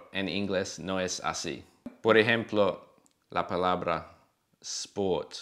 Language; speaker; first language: Spanish; non-native, learner; English